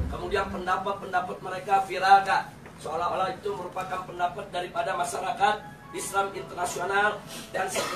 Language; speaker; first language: Indonesian; native; Indonesian